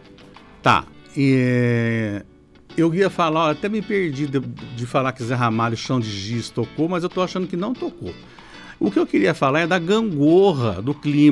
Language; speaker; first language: Portuguese; native; Portuguese